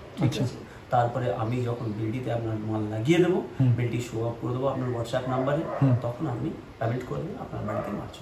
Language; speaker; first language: Bangla; non-native, local second language; Hindi